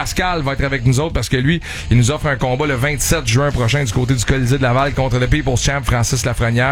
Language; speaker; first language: French; native; French